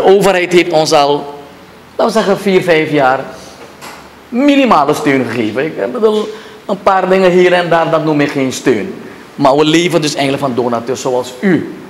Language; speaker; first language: Dutch; native; Dutch